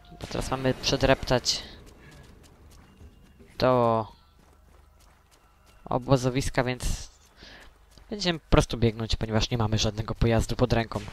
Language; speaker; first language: Polish; native; Polish